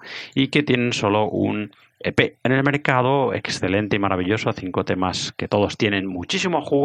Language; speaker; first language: Spanish; native; Spanish